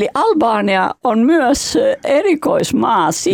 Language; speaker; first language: Finnish; non-native, fluent; Albanian